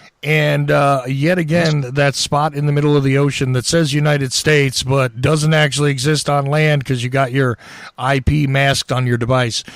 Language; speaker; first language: English; native; English